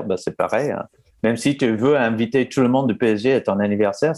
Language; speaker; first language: French; non-native, fluent; English